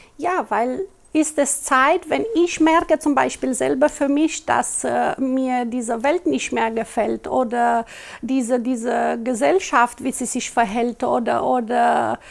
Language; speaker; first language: German; non-native, local second language; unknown